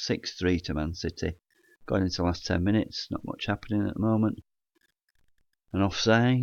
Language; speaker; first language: English; native; English